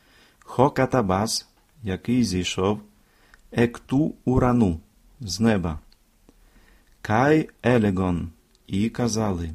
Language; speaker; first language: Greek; non-native, fluent; Ukrainian